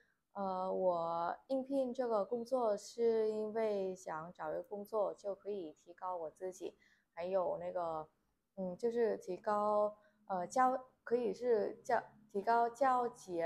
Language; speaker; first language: Chinese; non-native, learner; Vietnamese